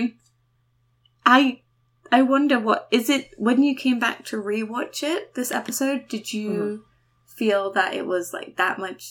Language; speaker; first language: English; native; English